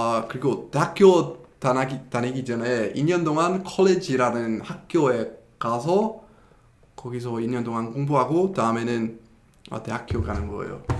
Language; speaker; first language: Korean; non-native, fluent; English